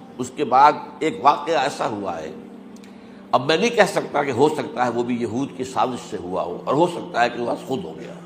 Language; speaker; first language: Urdu; native; Urdu